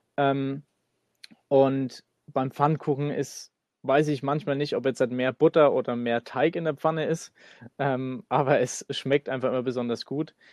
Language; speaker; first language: German; native; German